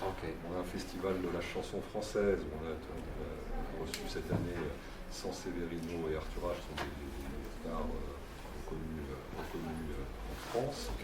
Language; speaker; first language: French; native; French